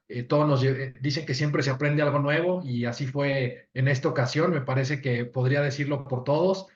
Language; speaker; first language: Spanish; native; Spanish